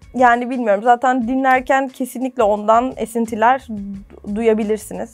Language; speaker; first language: Turkish; native; Turkish